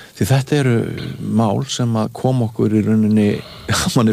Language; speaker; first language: Icelandic; native; Icelandic